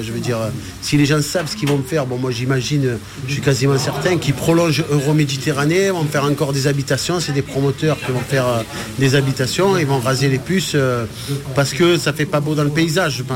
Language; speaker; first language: French; early bilingual, other home language; Arabic